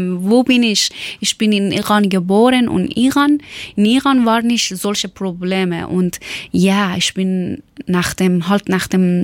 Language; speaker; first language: German; non-native, learner; Persian